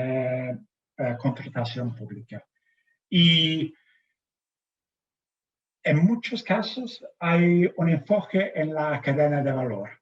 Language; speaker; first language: Spanish; non-native, fluent; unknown